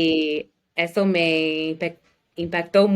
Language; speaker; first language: Spanish; non-native, learner; English